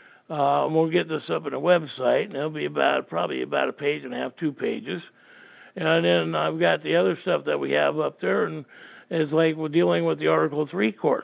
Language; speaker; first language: English; native; English